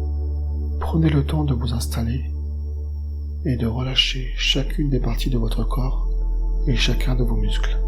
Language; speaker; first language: French; native; French